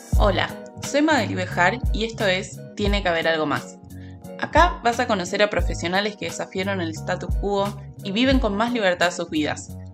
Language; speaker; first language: Spanish; native; Spanish